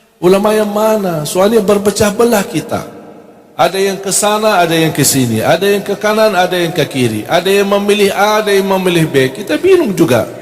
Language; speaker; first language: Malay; non-native, fluent; Arabic